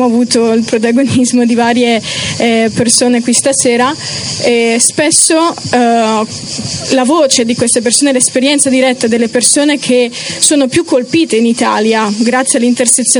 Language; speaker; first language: Italian; early bilingual, other home language; Romanian